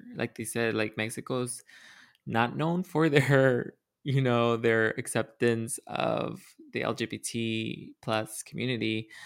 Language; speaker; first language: English; early bilingual, other home language; Spanish